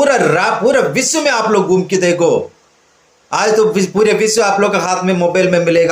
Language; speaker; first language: Hindi; non-native, local second language; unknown